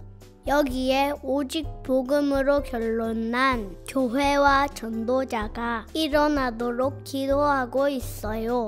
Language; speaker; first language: Korean; native; Korean